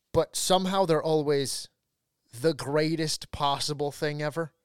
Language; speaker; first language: English; native; English